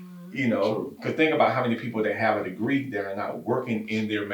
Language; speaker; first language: English; native; English